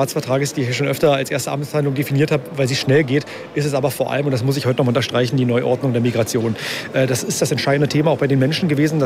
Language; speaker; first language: German; native; German